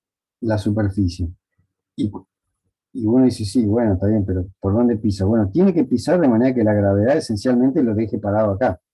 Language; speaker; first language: Spanish; native; Spanish